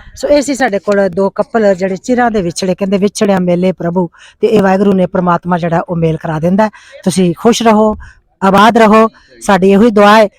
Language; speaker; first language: Punjabi; native; Punjabi